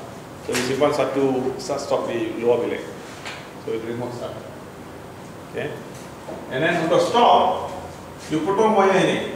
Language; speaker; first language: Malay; non-native, local second language; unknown